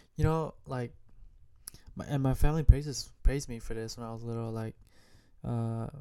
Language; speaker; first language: English; native; English